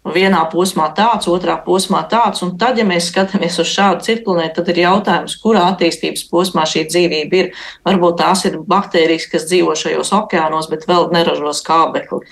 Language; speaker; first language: Latvian; native; Latvian